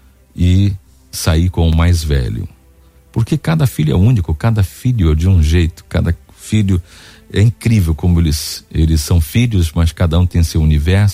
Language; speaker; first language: Portuguese; native; Portuguese